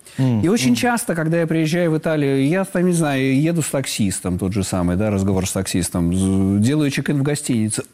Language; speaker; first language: Russian; native; Russian